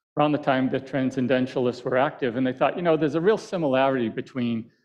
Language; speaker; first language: English; native; English